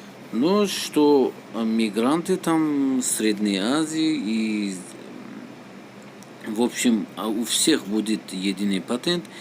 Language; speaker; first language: Russian; non-native, learner; Tajik